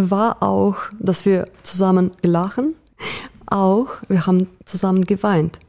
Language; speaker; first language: German; non-native, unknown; Russian